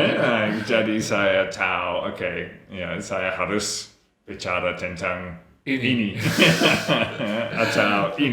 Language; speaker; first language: Indonesian; non-native, learner; English